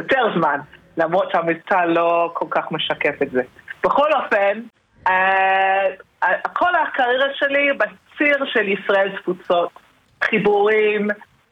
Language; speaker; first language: Hebrew; non-native, fluent; English